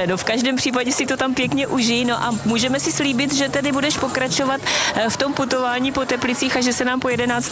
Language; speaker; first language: Czech; native; Czech